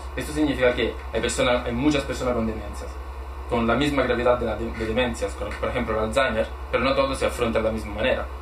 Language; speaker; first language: Spanish; non-native, fluent; Italian